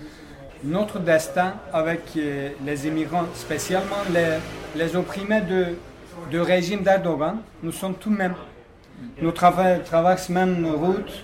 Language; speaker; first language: French; non-native, fluent; Kurdish